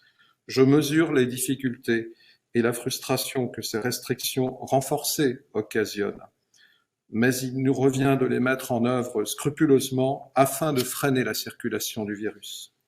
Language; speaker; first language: French; native; French